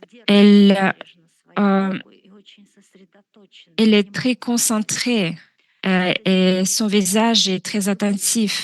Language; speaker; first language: French; non-native, fluent; Russian